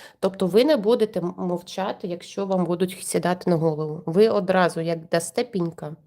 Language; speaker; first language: Ukrainian; non-native, local second language; Russian